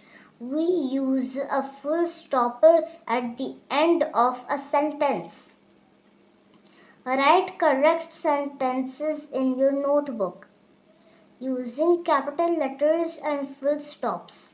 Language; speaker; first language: English; non-native, local second language; Urdu